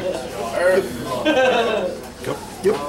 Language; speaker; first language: English; native; English